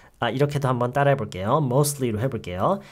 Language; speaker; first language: Korean; native; Korean